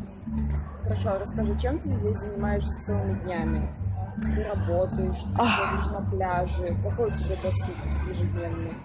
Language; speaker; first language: Russian; native; Russian